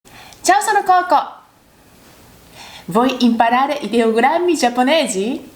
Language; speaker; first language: Italian; non-native, learner; Japanese